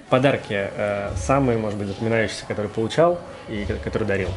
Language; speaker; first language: Russian; native; Russian